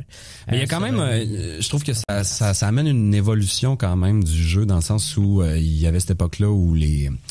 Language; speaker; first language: French; native; French